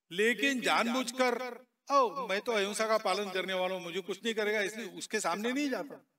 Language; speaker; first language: Hindi; non-native, local second language; Marathi